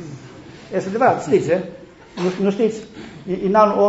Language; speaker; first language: Romanian; non-native, learner; Greek